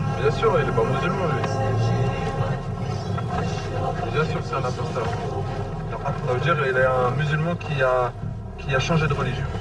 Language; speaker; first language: French; native; French